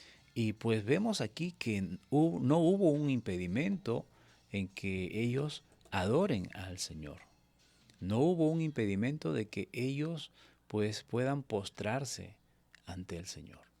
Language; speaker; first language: Spanish; native; Spanish